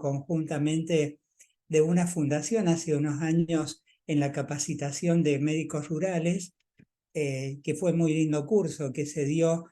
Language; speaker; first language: Spanish; native; Spanish